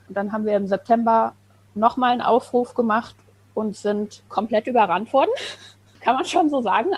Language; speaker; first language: German; native; German